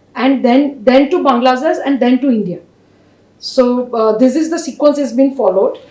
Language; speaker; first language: English; non-native, local second language; Gujarati